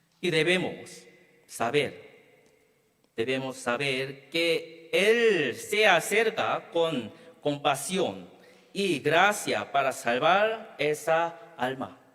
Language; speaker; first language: Spanish; non-native, learner; Korean